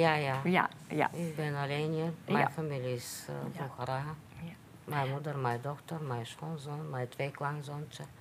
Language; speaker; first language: Dutch; non-native, learner; Bulgarian